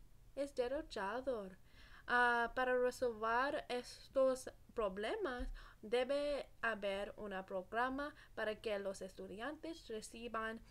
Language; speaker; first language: Spanish; non-native, learner; English